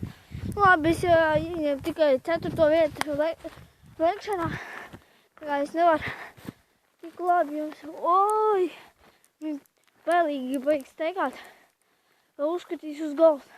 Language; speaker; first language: Latvian; non-native, local second language; Russian